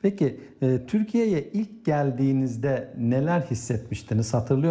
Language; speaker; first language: Turkish; native; Turkish